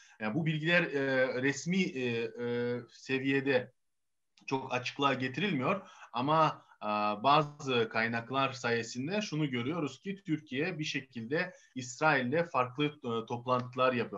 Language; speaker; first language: Turkish; non-native, fluent; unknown